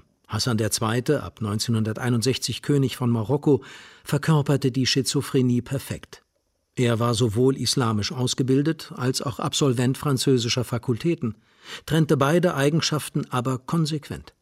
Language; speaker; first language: German; native; German